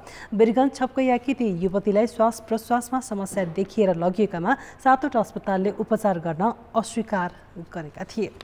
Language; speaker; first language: Nepali; native; Nepali